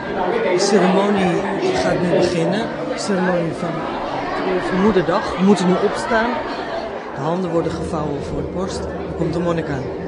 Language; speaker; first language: Dutch; native; Dutch